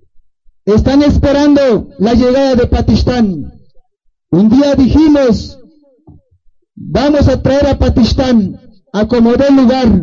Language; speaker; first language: Spanish; non-native, local second language; Tzotzil